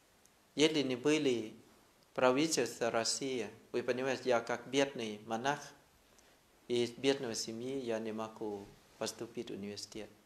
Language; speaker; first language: Russian; non-native, fluent; Thai